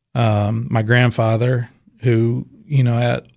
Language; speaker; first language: English; native; English